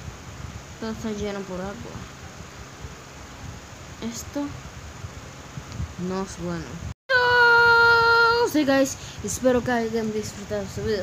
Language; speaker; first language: Spanish; early bilingual, heritage; English